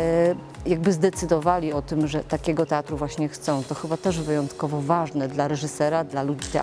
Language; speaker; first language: Polish; native; Polish